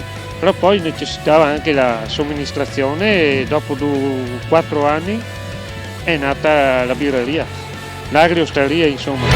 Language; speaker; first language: Italian; native; Italian